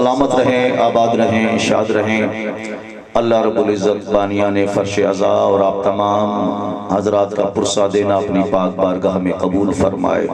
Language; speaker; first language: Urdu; non-native, local second language; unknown